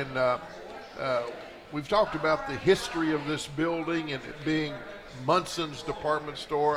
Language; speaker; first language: English; native; English